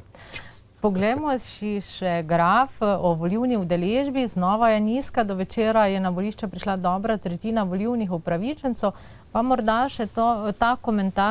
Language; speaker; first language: Slovenian; native; Slovenian